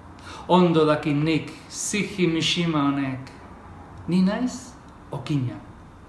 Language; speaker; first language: Basque; native; Basque